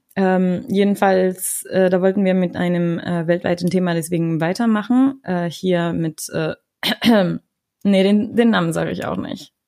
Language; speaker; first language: German; early bilingual, other home language; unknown